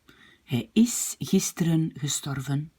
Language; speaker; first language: Dutch; non-native, fluent; French